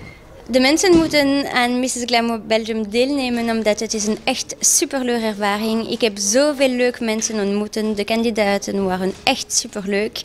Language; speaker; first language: Dutch; non-native, local second language; French